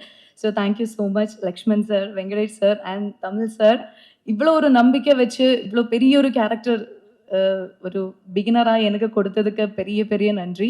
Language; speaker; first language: Tamil; non-native, fluent; Malayalam